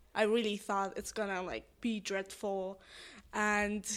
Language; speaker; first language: English; non-native, fluent; Persian